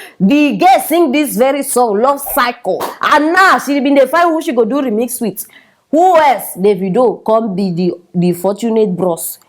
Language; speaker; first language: Nigerian Pidgin; native; Nigerian Pidgin